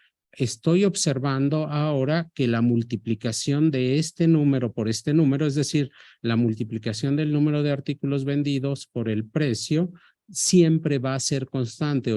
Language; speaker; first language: Spanish; native; Spanish